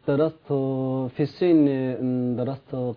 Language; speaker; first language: Arabic; non-native, learner; Chinese